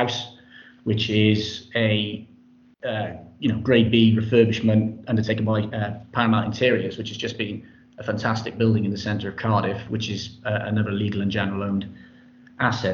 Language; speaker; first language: English; native; English